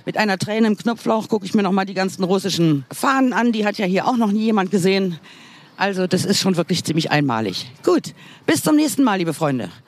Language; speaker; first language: German; native; German